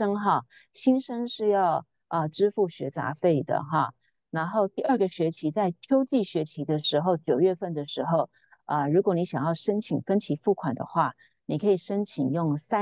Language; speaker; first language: Chinese; native; Chinese